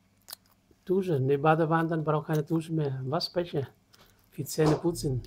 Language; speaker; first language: German; non-native, learner; Vietnamese